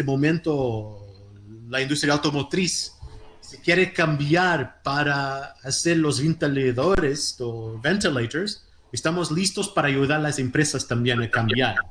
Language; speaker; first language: Spanish; non-native, fluent; Portuguese